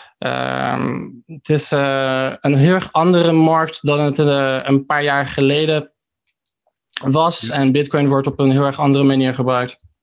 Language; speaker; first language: Dutch; early bilingual, heritage; Dutch